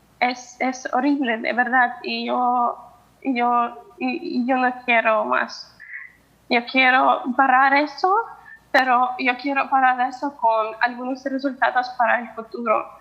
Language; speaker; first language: Spanish; non-native, fluent; Ukrainian